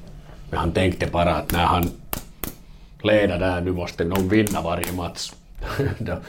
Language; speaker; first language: Swedish; non-native, learner; Finnish